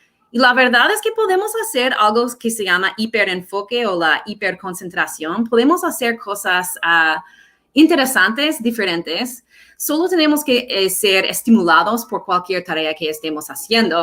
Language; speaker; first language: Spanish; non-native, fluent; English